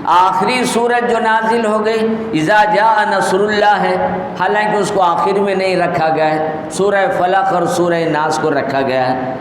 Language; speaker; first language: Urdu; native; Urdu